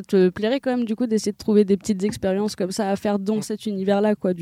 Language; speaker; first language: French; native; French